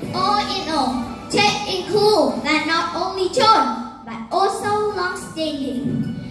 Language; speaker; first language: English; non-native, fluent; Vietnamese